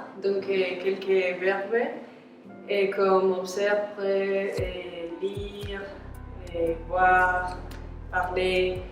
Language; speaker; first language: French; non-native, learner; Spanish